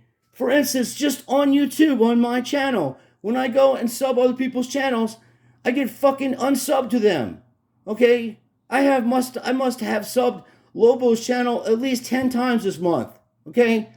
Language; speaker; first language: English; native; English